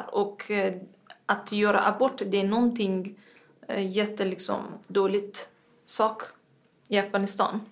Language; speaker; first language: Swedish; non-native, fluent; Persian